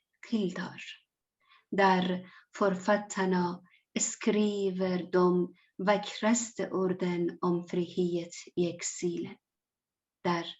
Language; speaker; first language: Swedish; non-native, learner; Persian